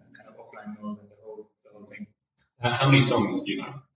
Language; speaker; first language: English; non-native, fluent; Danish